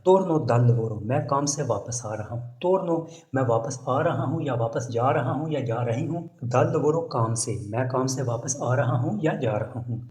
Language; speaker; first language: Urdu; non-native, local second language; Punjabi